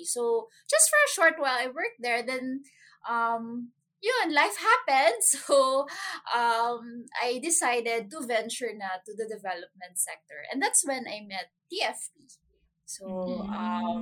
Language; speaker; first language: English; non-native, local second language; Cebuano